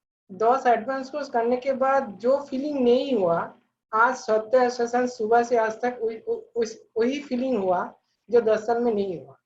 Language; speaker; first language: Hindi; non-native, local second language; Bangla